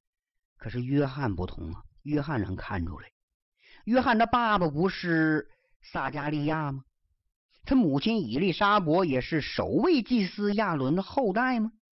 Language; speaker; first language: Chinese; native; Chinese